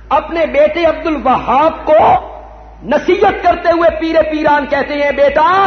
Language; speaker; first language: Urdu; non-native, local second language; Punjabi